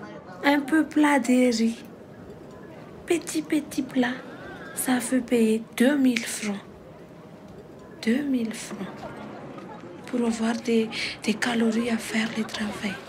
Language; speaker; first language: French; non-native, local second language; Malagasy